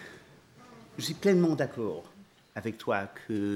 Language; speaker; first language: French; non-native, fluent; English